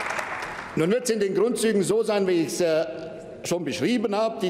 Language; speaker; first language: German; native; German